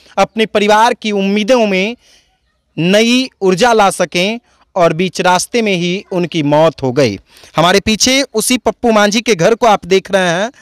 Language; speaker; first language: Hindi; native; Hindi